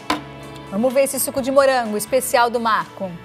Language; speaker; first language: Portuguese; native; Portuguese